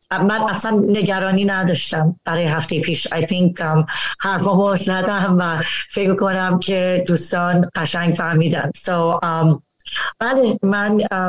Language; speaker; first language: Persian; early bilingual, heritage; Persian